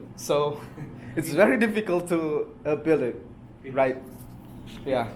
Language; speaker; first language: English; non-native, fluent; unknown